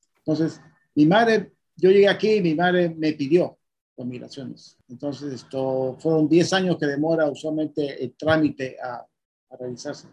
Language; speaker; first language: Spanish; native; Spanish